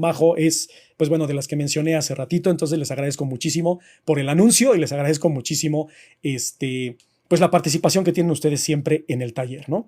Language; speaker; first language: Spanish; native; Spanish